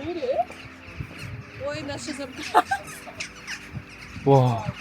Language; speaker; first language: Korean; non-native, learner; Russian